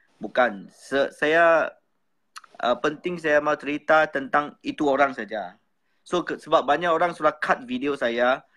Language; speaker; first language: Malay; non-native, local second language; Chinese